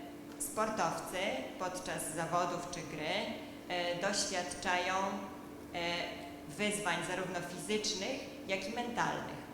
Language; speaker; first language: Polish; native; Polish